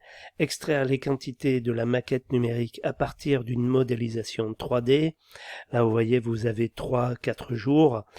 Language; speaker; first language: French; native; French